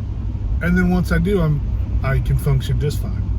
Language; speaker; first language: English; native; English